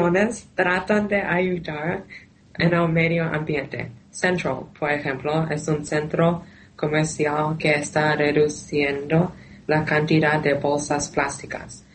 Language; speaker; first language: Spanish; non-native, learner; Thai